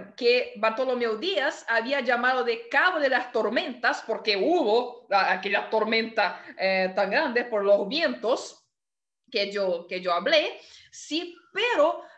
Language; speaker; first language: Spanish; non-native, fluent; Portuguese